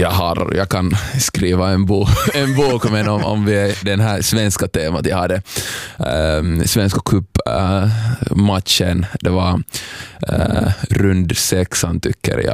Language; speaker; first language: Swedish; non-native, local second language; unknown